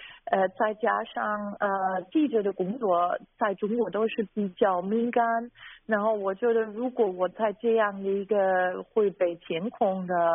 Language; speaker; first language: Chinese; non-native, fluent; German